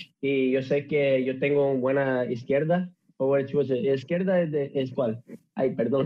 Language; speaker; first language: Spanish; early bilingual, heritage; English